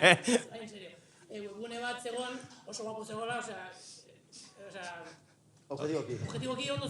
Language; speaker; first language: Basque; non-native, local second language; Spanish